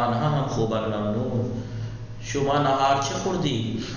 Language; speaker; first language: Persian; non-native, fluent; Urdu